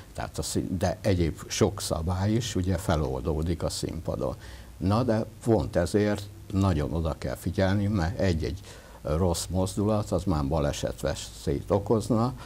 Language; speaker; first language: Hungarian; native; Hungarian